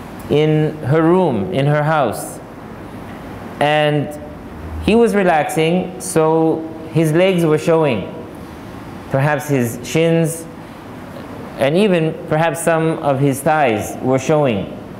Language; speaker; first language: English; native; English